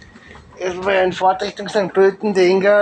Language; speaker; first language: German; native; German